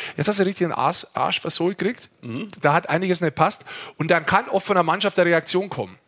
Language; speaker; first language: German; native; German